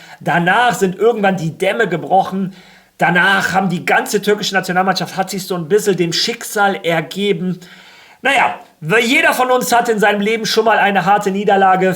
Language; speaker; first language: German; early bilingual, other home language; Spanish